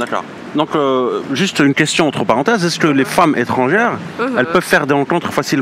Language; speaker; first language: French; native; French